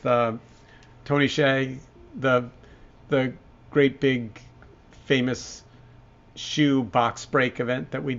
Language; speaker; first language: English; native; English